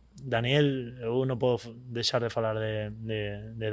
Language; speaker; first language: Portuguese; non-native, learner; Spanish